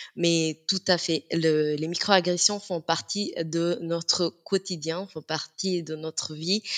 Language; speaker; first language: French; non-native, fluent; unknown